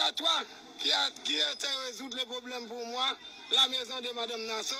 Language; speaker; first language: French; non-native, learner; Haitian Creole